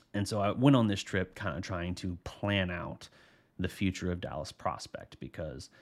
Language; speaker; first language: English; native; English